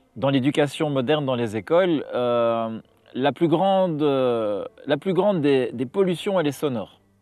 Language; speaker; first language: French; native; French